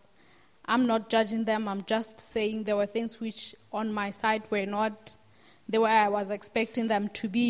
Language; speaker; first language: English; non-native, local second language; Southern Sotho